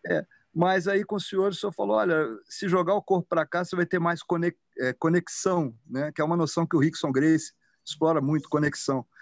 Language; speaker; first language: Portuguese; native; Portuguese